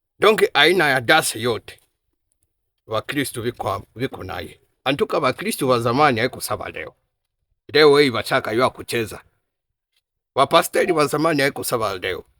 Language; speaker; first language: Swahili; native; Swahili